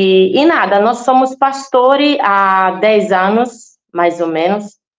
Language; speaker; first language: Portuguese; non-native, fluent; Italian